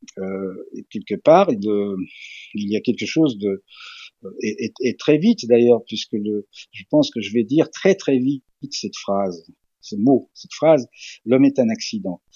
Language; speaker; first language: French; early bilingual, other home language; Serbian